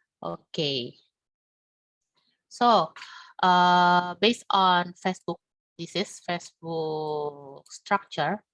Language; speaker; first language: English; non-native, learner; Indonesian